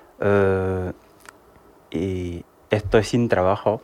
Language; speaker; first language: Spanish; non-native, learner; Haitian Creole